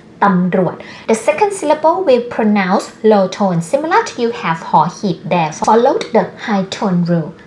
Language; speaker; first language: English; non-native, fluent; Thai